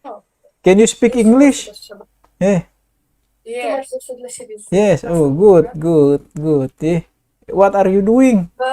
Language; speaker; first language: English; non-native, learner; Indonesian